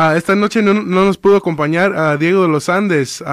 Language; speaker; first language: English; native; English